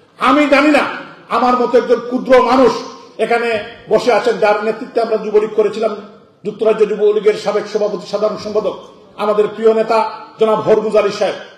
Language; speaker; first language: Bangla; native; Bangla